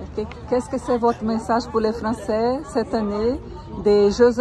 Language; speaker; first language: French; non-native, fluent; Portuguese